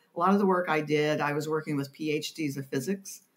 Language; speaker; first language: English; native; English